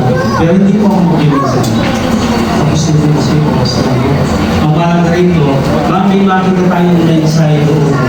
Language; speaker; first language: Filipino; native; Filipino